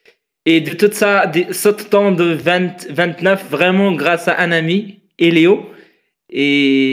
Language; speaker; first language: French; non-native, learner; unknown